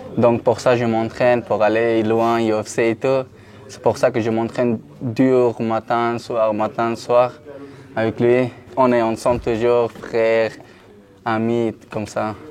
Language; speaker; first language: French; non-native, learner; Persian